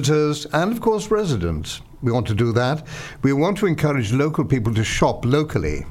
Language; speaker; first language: English; native; English